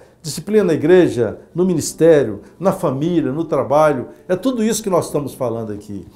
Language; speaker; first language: Portuguese; native; Portuguese